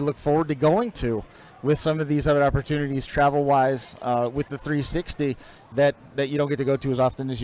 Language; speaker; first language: English; native; English